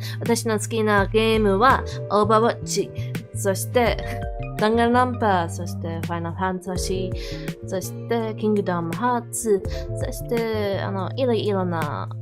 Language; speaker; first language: Japanese; non-native, learner; English